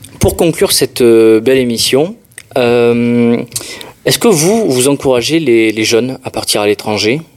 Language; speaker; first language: French; native; French